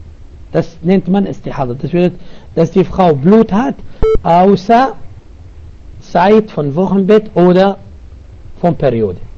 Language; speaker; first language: German; non-native, fluent; Arabic